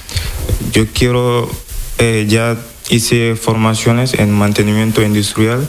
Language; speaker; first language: Spanish; non-native, learner; Wolof